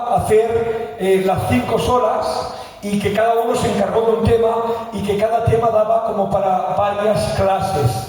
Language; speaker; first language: Spanish; native; Spanish